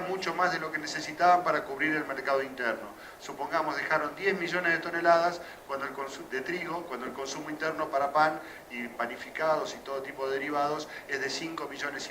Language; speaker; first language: Spanish; native; Spanish